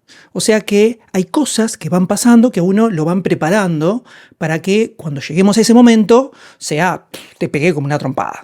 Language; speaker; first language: Spanish; native; Spanish